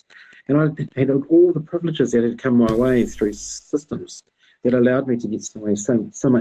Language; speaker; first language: English; native; English